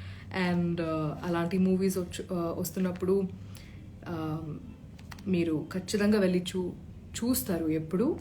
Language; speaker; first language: Telugu; non-native, local second language; Malayalam